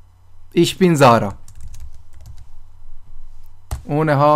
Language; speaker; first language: German; non-native, fluent; Persian